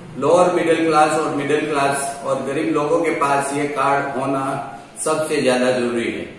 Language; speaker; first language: Hindi; non-native, local second language; Gujarati